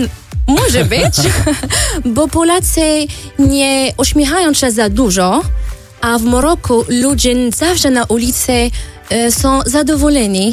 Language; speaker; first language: Polish; non-native, learner; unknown